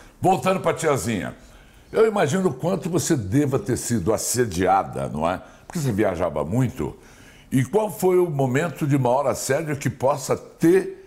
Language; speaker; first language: Portuguese; native; Portuguese